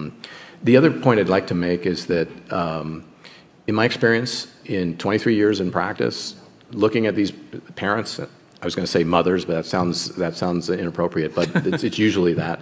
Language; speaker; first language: English; native; English